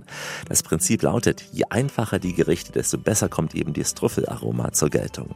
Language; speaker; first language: German; native; German